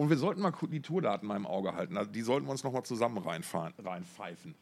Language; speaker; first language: German; native; German